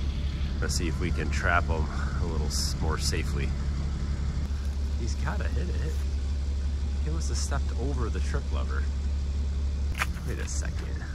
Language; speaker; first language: English; native; English